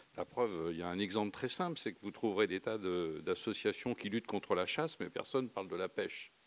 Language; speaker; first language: French; native; French